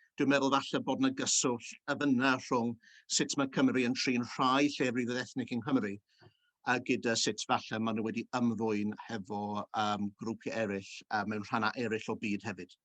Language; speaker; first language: Welsh; early bilingual, heritage; Welsh